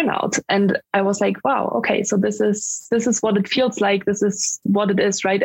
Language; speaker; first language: English; non-native, fluent; German